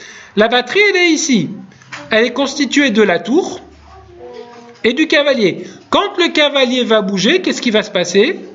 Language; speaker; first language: French; native; French